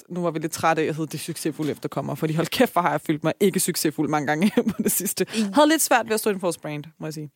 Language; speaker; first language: Danish; early bilingual, other home language; Persian